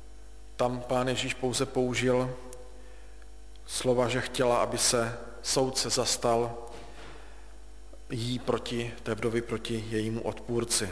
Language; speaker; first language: Czech; native; Czech